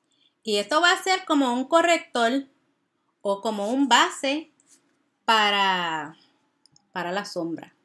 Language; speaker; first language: Spanish; early bilingual, heritage; Spanish